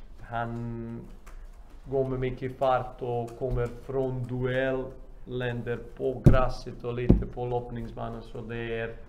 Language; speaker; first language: Swedish; non-native, fluent; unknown